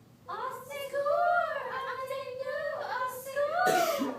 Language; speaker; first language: French; non-native, learner; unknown